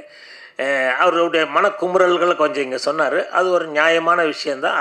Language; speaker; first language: Tamil; native; Tamil